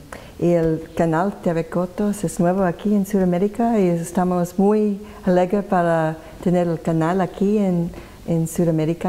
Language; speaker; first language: Spanish; non-native, learner; English